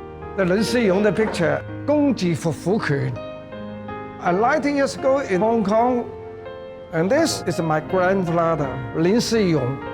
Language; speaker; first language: English; non-native, learner; Cantonese